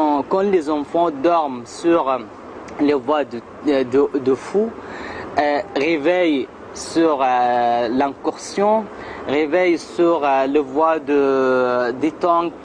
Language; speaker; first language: French; non-native, learner; Arabic